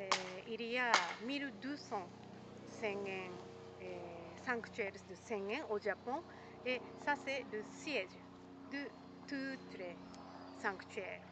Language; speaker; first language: French; non-native, learner; Japanese